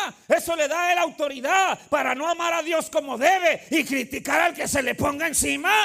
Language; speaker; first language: Spanish; native; Spanish